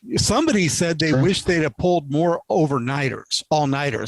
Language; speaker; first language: English; native; English